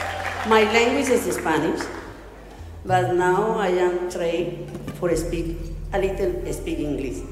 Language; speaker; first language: English; non-native, learner; Spanish